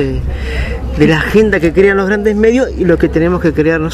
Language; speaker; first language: Spanish; native; Spanish